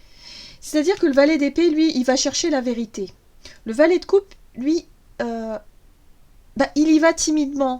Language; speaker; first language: French; native; French